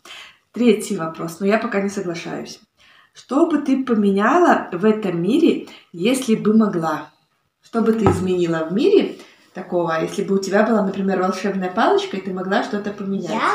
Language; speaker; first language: Russian; native; Russian